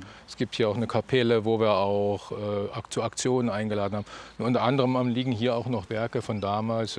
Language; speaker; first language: German; native; German